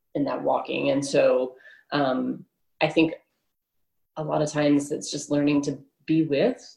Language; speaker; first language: English; native; English